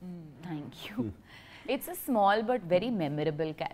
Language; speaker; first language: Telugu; non-native, local second language; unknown